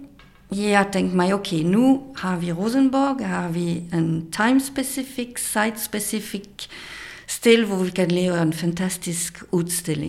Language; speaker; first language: Danish; non-native, fluent; French